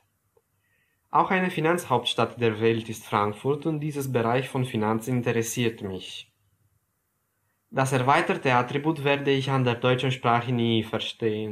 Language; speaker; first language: German; non-native, fluent; Romanian